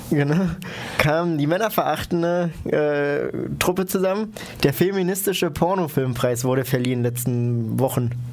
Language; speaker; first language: German; native; German